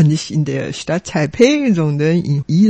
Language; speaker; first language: German; non-native, fluent; Chinese